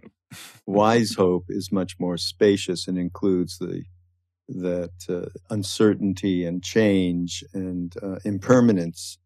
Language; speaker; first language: English; native; English